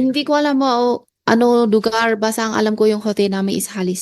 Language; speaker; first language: Filipino; non-native, learner; Chinese